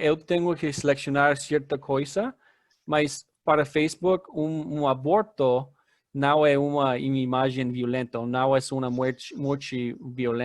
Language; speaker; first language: Portuguese; non-native, learner; English